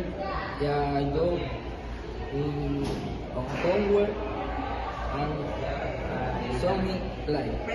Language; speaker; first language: English; non-native, learner; Spanish